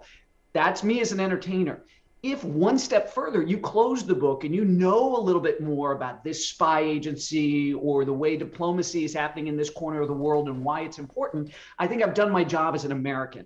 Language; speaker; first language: English; native; English